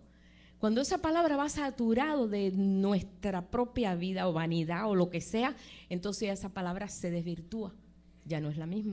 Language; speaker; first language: Spanish; native; Spanish